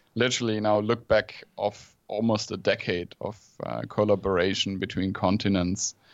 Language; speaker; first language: English; non-native, fluent; German